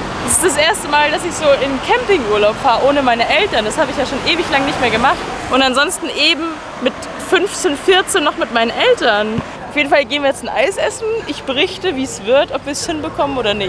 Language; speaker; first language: German; native; German